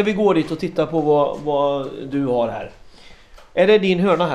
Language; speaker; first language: Swedish; native; Swedish